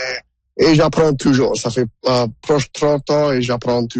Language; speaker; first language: French; non-native, local second language; English